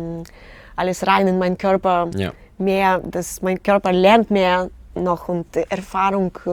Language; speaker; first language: German; non-native, learner; Russian